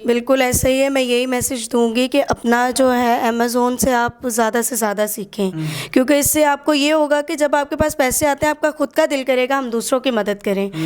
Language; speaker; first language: Urdu; native; Urdu